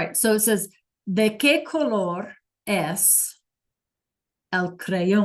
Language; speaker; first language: Spanish; non-native, fluent; English